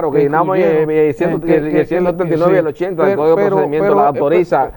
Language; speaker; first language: Spanish; native; Spanish